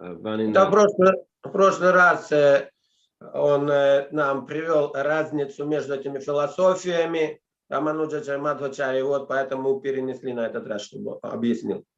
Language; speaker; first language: Russian; native; Russian